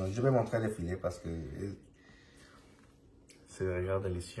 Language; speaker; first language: French; non-native, learner; Spanish